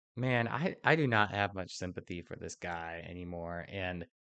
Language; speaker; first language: English; native; English